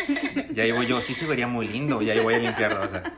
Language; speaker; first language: Spanish; native; Spanish